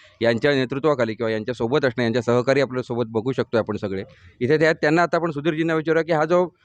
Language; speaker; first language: Marathi; native; Marathi